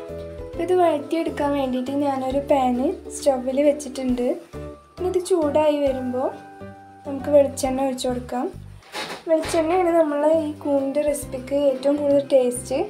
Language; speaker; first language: Malayalam; native; Malayalam